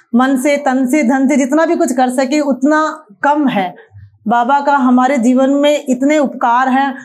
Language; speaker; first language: Hindi; native; Hindi